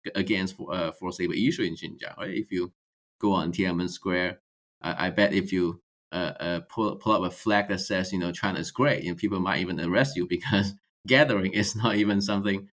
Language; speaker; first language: English; non-native, fluent; Chinese